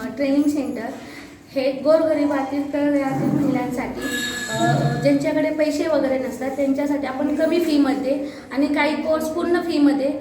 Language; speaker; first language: Marathi; non-native, local second language; Telugu